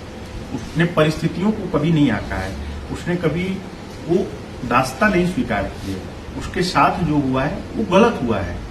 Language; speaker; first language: Hindi; native; Hindi